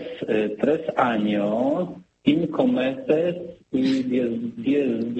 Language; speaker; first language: Spanish; non-native, learner; Polish